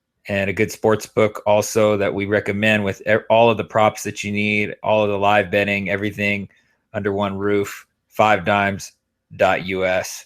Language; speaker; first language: English; native; English